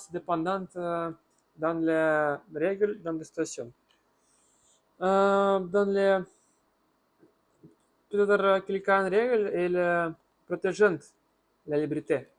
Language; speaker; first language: French; non-native, learner; Russian